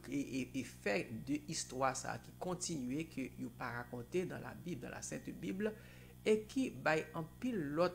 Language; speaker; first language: French; non-native, local second language; Haitian Creole